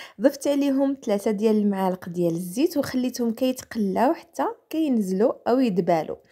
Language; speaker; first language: Arabic; native; Arabic